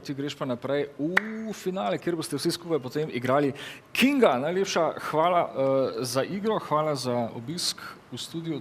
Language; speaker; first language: Slovenian; native; Slovenian